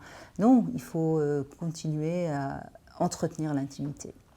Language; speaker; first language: French; native; French